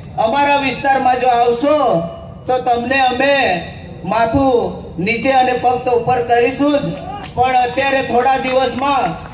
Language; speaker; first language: Gujarati; non-native, local second language; Kukna